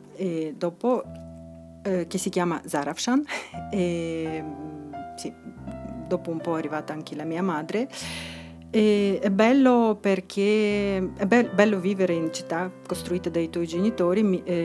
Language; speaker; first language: Italian; non-native, fluent; Russian